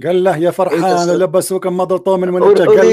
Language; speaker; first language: Arabic; native; Arabic